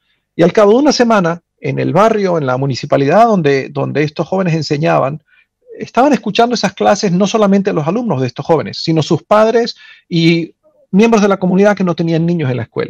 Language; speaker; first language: Spanish; native; Spanish